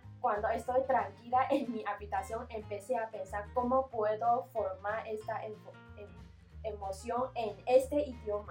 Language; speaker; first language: Spanish; non-native, learner; Chinese